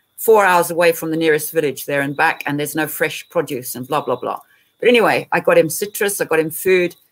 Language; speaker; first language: English; native; English